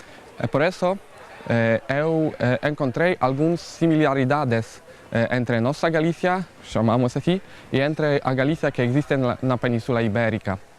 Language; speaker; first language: Portuguese; non-native, learner; Polish